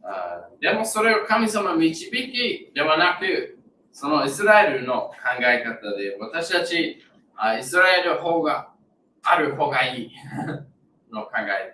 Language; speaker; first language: Japanese; non-native, fluent; English